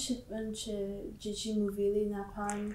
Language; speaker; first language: Polish; early bilingual, heritage; Polish